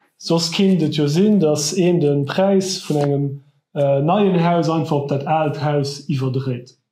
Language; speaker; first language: Luxembourgish; native; Luxembourgish